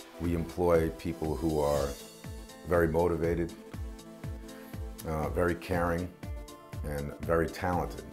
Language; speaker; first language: English; native; English